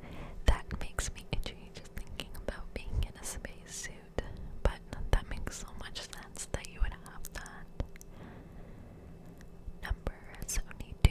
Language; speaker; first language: English; native; English